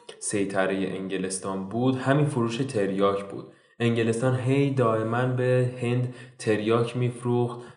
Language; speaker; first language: Persian; native; Persian